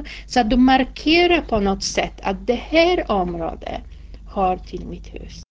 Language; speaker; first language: Swedish; non-native, fluent; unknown